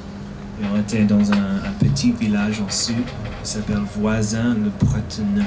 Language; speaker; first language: French; non-native, learner; English